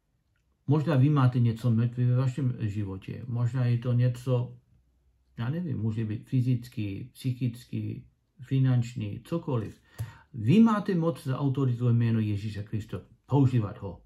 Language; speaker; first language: Czech; non-native, learner; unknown